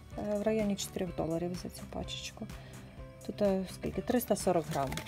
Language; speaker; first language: Ukrainian; non-native, local second language; Russian